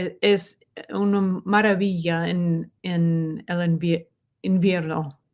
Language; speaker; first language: Spanish; non-native, learner; English